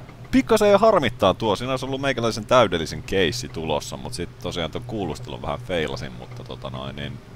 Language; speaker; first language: Finnish; native; Finnish